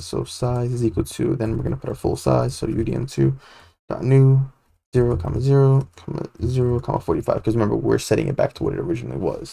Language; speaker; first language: English; native; English